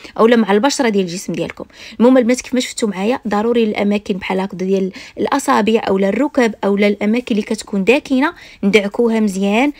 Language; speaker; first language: Arabic; native; Arabic